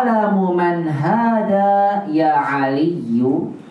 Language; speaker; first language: Arabic; non-native, fluent; Indonesian